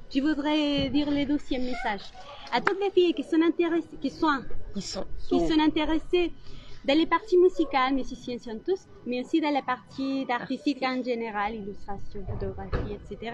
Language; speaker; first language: French; non-native, local second language; Spanish